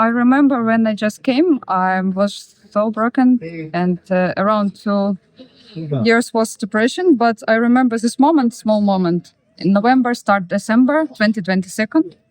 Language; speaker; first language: English; non-native, learner; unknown